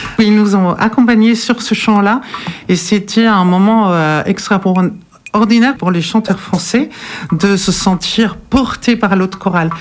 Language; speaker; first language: French; non-native, fluent; German